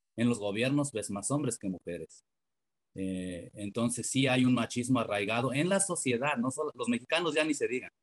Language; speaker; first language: Spanish; native; Spanish